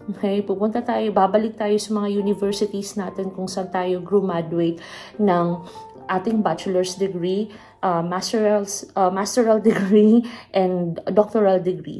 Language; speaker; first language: Filipino; non-native, local second language; Cebuano